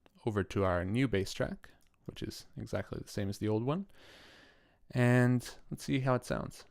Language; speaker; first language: English; native; English